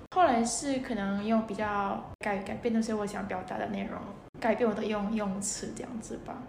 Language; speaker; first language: Chinese; non-native, fluent; Indonesian